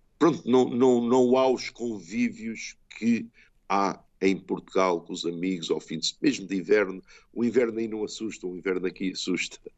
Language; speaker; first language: Portuguese; early bilingual, heritage; Portuguese